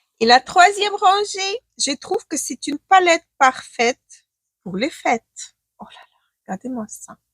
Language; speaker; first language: French; non-native, fluent; Ukrainian